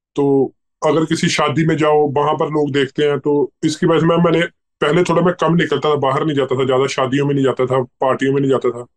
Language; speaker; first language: Hindi; native; Hindi